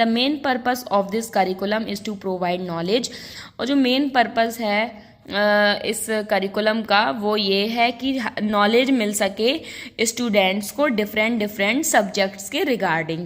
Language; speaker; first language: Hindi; native; Hindi